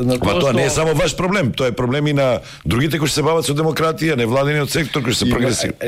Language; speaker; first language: Macedonian; native; Macedonian